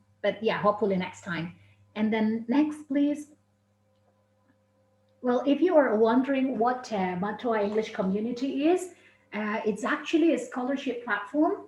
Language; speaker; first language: English; non-native, fluent; Indonesian